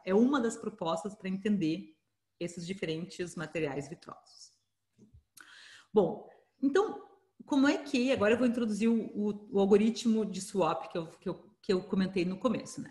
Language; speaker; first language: Portuguese; native; Portuguese